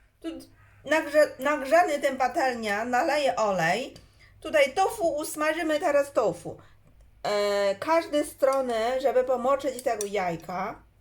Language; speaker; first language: Polish; non-native, learner; Chinese